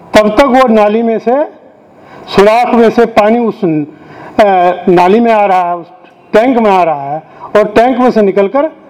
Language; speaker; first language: Hindi; native; Hindi